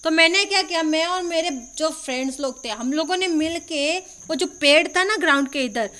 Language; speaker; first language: Hindi; non-native, local second language; Marathi